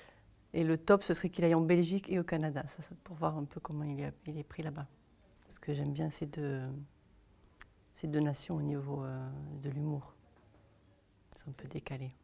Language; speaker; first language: French; native; French